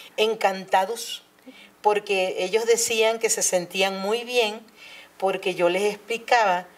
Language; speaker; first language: Spanish; native; Spanish